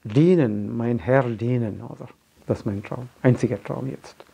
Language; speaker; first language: German; non-native, fluent; Malayalam